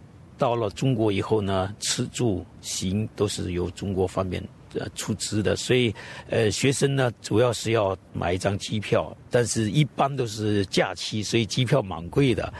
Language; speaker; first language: Chinese; native; Chinese